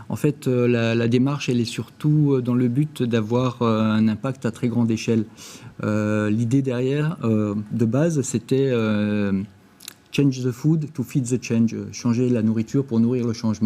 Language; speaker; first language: French; native; French